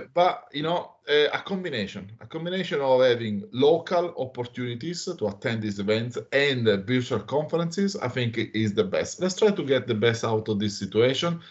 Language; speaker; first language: English; non-native, fluent; Italian